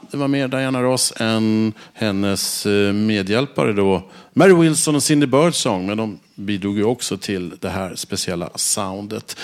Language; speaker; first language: Swedish; native; Swedish